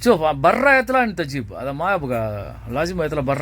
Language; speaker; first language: Arabic; non-native, learner; Tamil